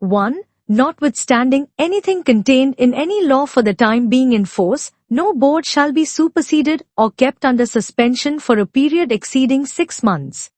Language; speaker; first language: English; non-native, local second language; Telugu